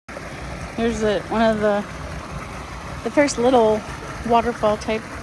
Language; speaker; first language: English; native; English